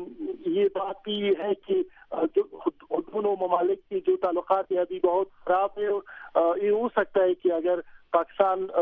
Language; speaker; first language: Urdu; non-native, learner; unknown